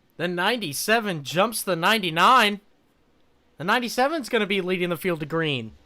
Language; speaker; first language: English; native; English